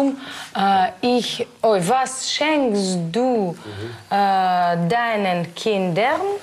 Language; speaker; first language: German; non-native, learner; Russian